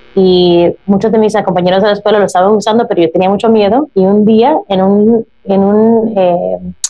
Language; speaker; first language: Spanish; early bilingual, heritage; Spanish